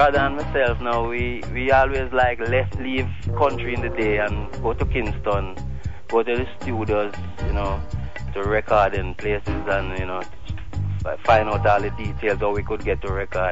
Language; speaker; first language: English; non-native, local second language; Jamaican Creole English